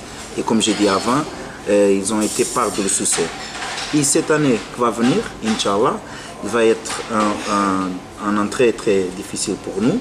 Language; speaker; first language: French; non-native, fluent; Portuguese